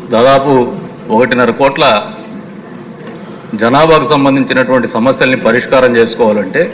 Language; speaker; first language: Telugu; native; Telugu